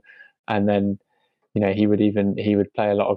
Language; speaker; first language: English; native; English